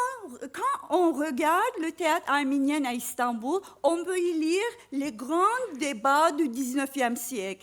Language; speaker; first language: French; non-native, fluent; Turkish